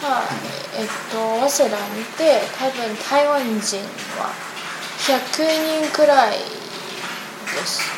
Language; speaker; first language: Japanese; non-native, learner; Chinese